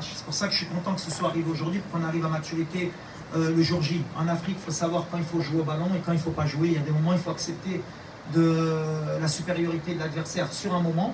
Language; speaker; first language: French; native; French